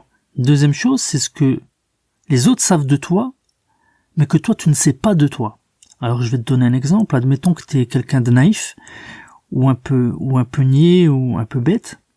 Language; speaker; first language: French; native; French